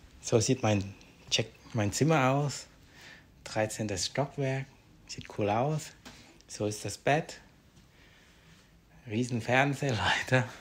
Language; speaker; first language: German; non-native, fluent; Vietnamese